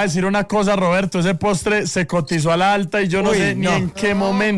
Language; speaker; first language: Spanish; native; Spanish